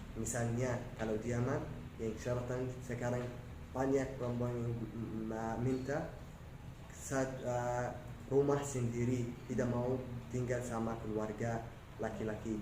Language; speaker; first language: Indonesian; non-native, learner; Arabic